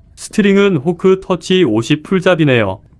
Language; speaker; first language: Korean; native; Korean